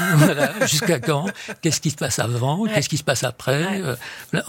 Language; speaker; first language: French; native; French